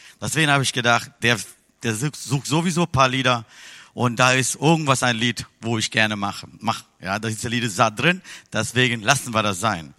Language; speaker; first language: German; non-native, fluent; Tamil